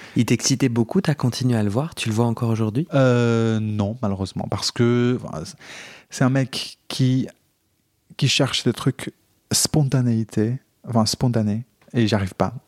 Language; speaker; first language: French; non-native, fluent; Chinese